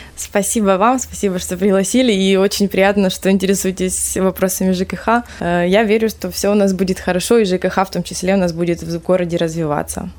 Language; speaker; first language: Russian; native; Russian